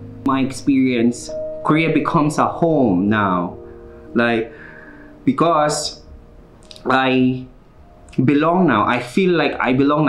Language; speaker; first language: English; non-native, local second language; Filipino